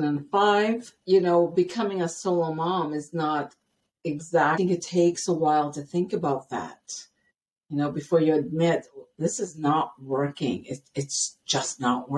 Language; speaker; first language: English; native; English